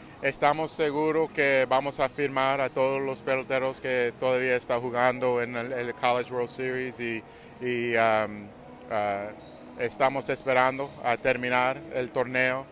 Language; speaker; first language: Spanish; non-native, learner; English